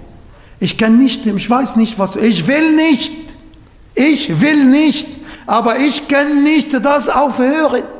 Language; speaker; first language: German; non-native, fluent; Arabic